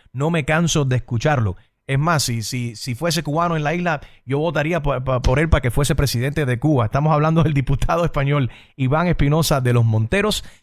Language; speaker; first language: Spanish; early bilingual, heritage; Spanish